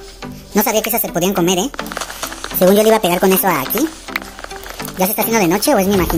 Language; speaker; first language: Spanish; native; Spanish